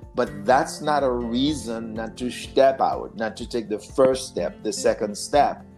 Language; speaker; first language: English; non-native, fluent; Haitian Creole